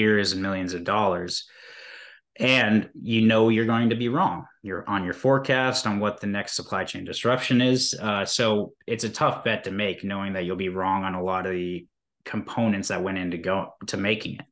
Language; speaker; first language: English; native; English